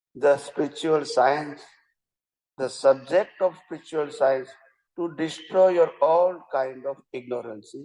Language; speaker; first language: English; non-native, local second language; Gujarati